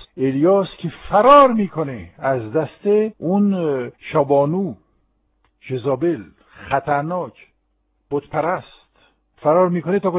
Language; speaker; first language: Persian; non-native, fluent; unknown